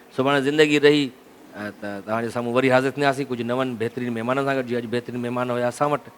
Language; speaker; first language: Sindhi; native; Sindhi